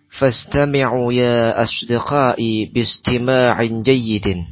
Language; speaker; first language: Arabic; non-native, learner; Indonesian